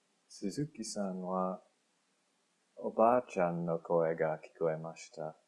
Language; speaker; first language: Japanese; non-native, learner; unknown